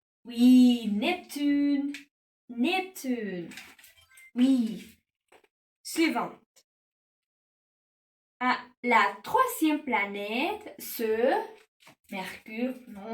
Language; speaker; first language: French; non-native, learner; Spanish